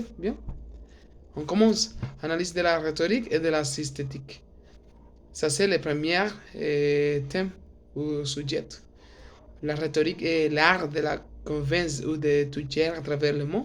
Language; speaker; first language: French; non-native, learner; Spanish